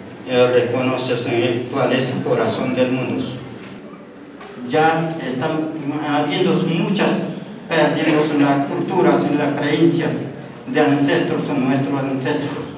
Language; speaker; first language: Spanish; non-native, local second language; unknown